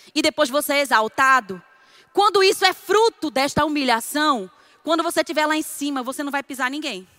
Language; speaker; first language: Portuguese; native; Portuguese